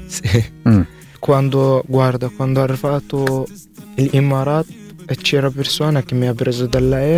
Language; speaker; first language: Italian; non-native, learner; Arabic